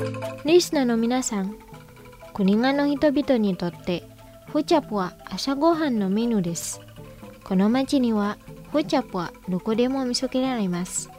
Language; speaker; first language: Japanese; non-native, fluent; Indonesian